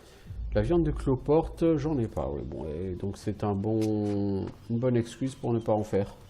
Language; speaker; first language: French; native; French